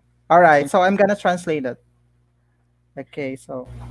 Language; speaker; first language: English; non-native, local second language; Filipino